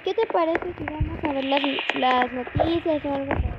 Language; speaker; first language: Spanish; native; Spanish